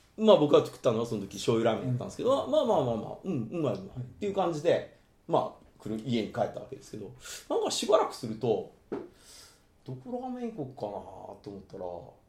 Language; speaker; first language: Japanese; native; Japanese